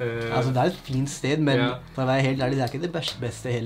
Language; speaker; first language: Norwegian; native; Norwegian